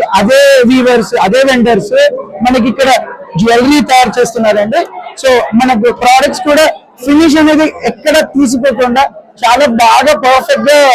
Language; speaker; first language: Telugu; native; Telugu